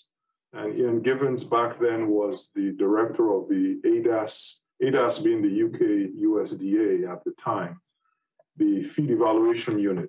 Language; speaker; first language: English; non-native, local second language; Yoruba